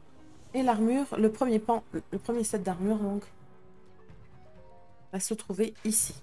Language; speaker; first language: French; native; French